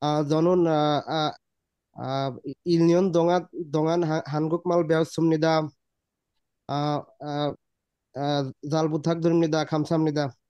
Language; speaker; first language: Korean; non-native, learner; Bangla